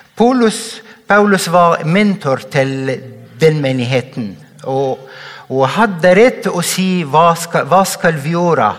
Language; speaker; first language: Norwegian; non-native, fluent; Arabic